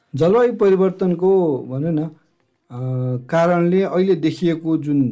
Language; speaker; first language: Nepali; native; Nepali